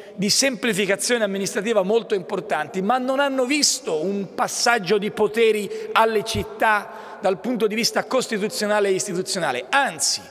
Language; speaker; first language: Italian; native; Italian